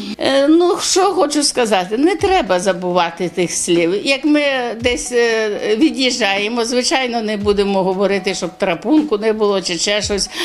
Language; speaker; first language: Ukrainian; native; Ukrainian